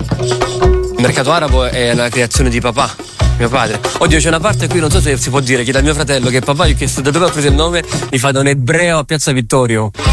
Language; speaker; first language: Italian; early bilingual, other home language; Arabic